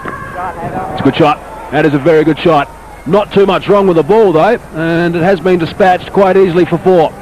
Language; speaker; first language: English; native; English